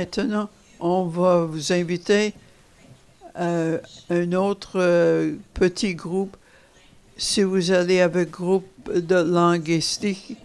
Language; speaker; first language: French; non-native, fluent; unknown